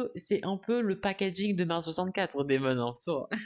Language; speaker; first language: French; native; French